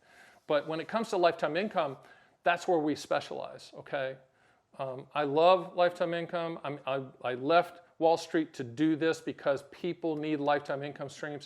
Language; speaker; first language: English; native; English